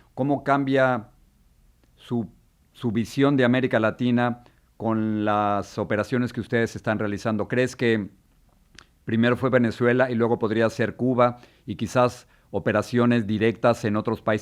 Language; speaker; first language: Spanish; native; Spanish